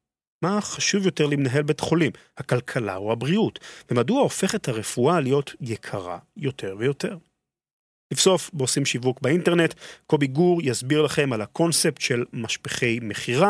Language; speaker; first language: Hebrew; native; Hebrew